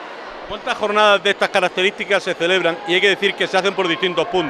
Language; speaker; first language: Spanish; native; Spanish